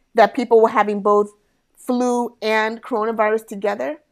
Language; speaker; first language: English; native; English